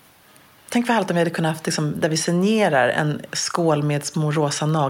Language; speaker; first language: Swedish; native; Swedish